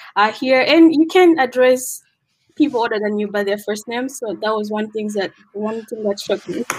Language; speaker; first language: English; non-native, local second language; Nyanja